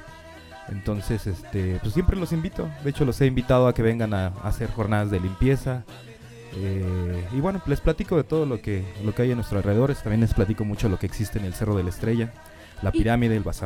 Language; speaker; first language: Spanish; native; Spanish